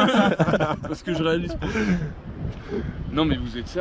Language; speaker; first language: French; native; French